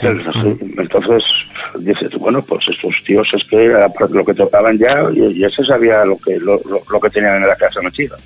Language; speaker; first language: Spanish; native; Spanish